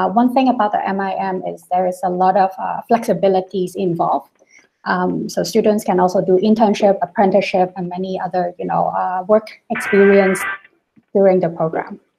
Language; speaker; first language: English; non-native, local second language; Cantonese